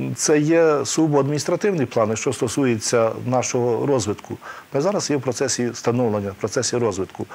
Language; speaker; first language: Ukrainian; native; Ukrainian